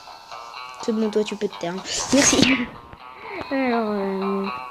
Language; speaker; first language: French; native; French